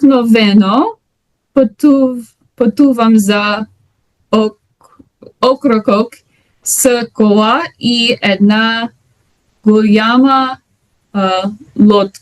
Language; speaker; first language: Bulgarian; non-native, learner; English